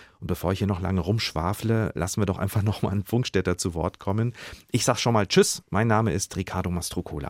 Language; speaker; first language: German; native; German